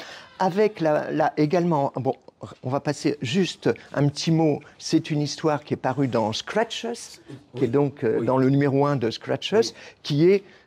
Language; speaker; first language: French; native; French